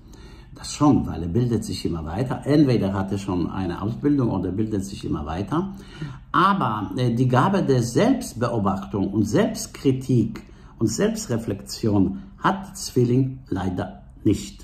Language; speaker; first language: German; non-native, fluent; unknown